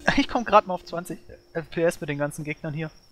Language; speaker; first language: German; native; German